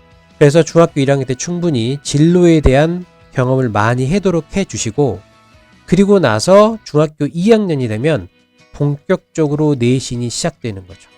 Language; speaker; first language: Korean; native; Korean